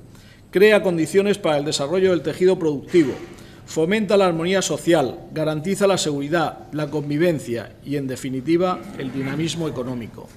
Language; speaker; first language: Spanish; native; Spanish